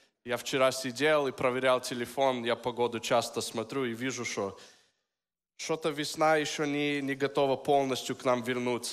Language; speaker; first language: Russian; early bilingual, heritage; Russian